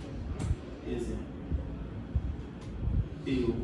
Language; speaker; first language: Portuguese; native; Portuguese